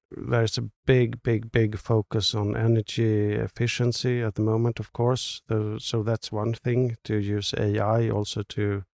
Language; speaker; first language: English; non-native, fluent; Swedish